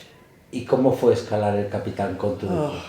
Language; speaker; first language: Spanish; native; Spanish